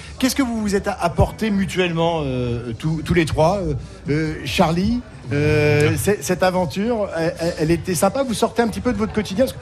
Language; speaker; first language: French; native; French